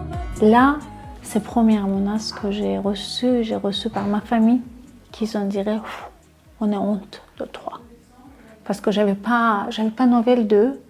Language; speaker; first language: French; non-native, learner; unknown